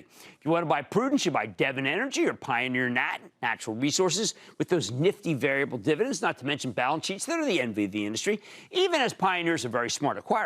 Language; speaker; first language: English; native; English